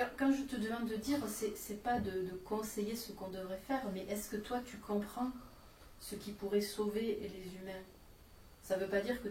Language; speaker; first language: French; native; French